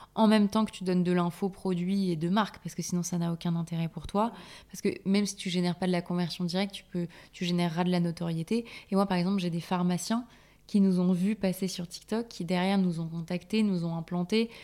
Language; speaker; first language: French; native; French